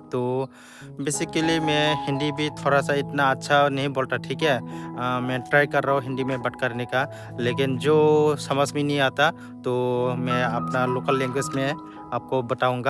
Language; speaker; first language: Hindi; non-native, local second language; Kok Borok